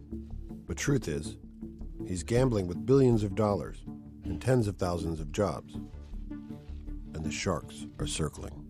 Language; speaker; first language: English; native; English